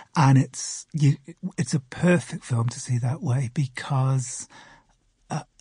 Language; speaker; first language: English; native; English